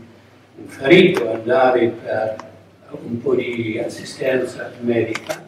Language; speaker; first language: Italian; non-native, learner; English